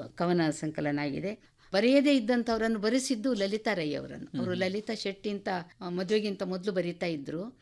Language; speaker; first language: Kannada; non-native, local second language; Tulu